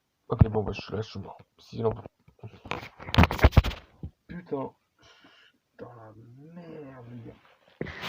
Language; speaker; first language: French; native; French